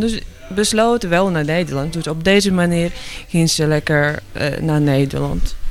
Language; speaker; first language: Dutch; non-native, learner; Ukrainian